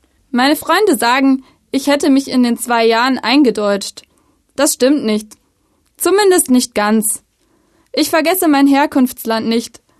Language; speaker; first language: German; non-native, fluent; Italian